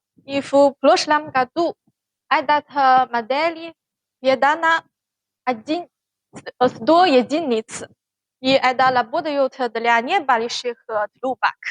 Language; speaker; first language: Russian; non-native, learner; Chinese